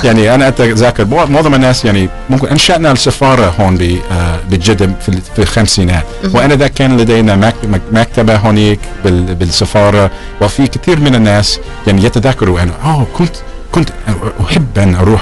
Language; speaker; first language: Arabic; non-native, fluent; English